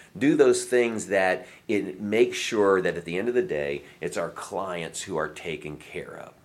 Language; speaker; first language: English; native; English